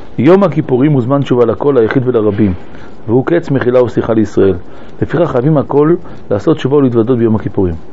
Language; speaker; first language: Hebrew; early bilingual, other home language; French